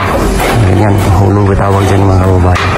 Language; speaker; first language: Filipino; native; Filipino